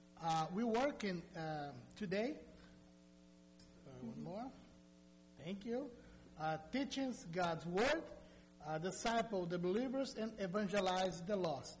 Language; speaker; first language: English; non-native, learner; Portuguese